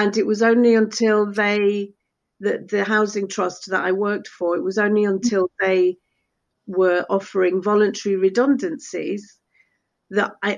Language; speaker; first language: English; early bilingual, other home language; Spanish